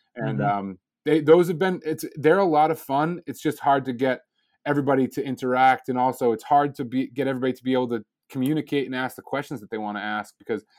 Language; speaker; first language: English; native; English